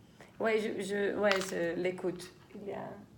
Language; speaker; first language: French; non-native, fluent; Portuguese